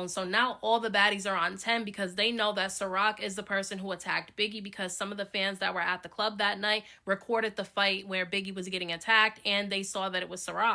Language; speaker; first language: English; native; English